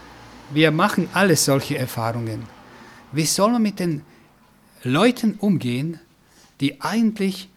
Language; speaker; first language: German; non-native, fluent; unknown